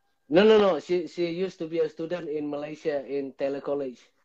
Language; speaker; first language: English; non-native, local second language; Malay